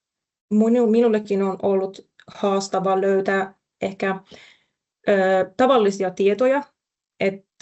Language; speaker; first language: Finnish; non-native, fluent; Persian